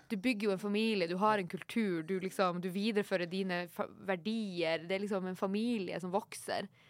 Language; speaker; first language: Norwegian; native; Norwegian